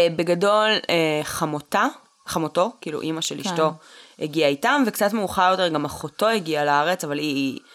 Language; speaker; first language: Hebrew; early bilingual, other home language; Russian